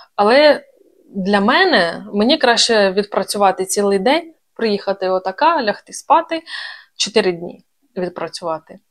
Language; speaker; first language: Ukrainian; native; Ukrainian